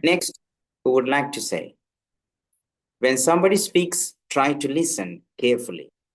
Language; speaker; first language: English; non-native, local second language; Malayalam